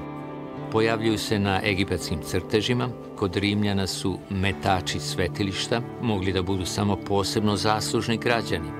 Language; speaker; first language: Serbian; native; Serbian